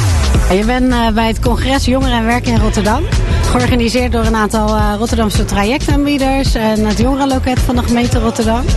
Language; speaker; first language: Dutch; native; Dutch